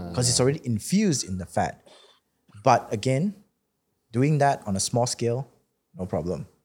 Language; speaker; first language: English; non-native, local second language; Chinese